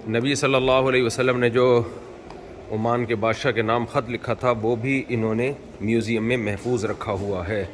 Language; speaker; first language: Urdu; native; Urdu